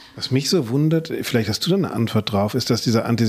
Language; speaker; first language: German; native; German